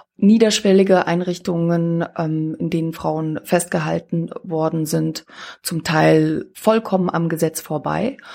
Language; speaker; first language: German; early bilingual, other home language; Swiss German